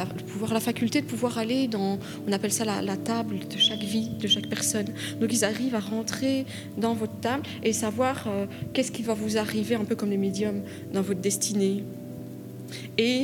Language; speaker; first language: French; native; French